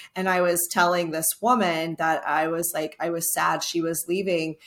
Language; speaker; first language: English; native; English